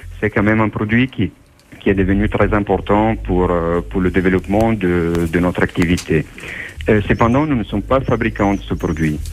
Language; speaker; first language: French; non-native, fluent; Italian